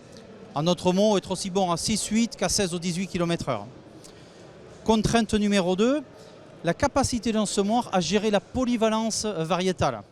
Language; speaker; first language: French; native; French